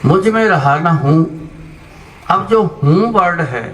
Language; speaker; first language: Hindi; non-native, local second language; Punjabi